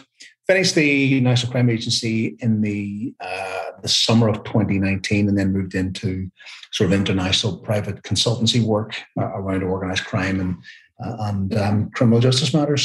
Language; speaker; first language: English; native; English